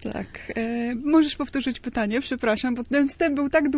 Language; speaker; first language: Polish; native; Polish